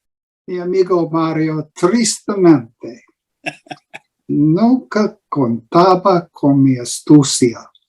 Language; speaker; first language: Spanish; non-native, learner; English